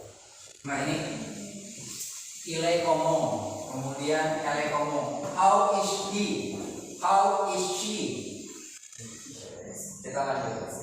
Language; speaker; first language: French; non-native, learner; Indonesian